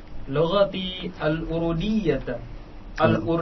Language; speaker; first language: Arabic; non-native, learner; Indonesian